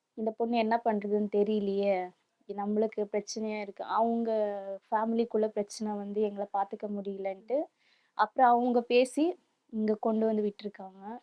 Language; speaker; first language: Tamil; non-native, local second language; Kannada